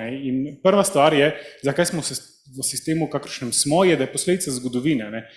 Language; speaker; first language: Slovenian; early bilingual, heritage; Slovenian